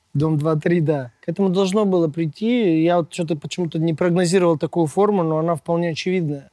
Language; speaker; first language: Russian; native; Russian